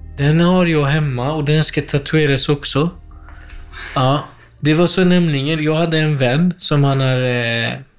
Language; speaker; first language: Swedish; non-native, fluent; Kurdish